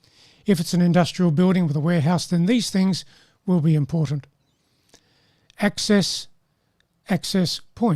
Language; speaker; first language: English; native; English